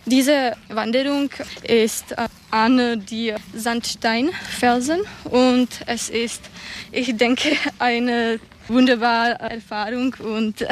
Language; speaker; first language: German; non-native, learner; Czech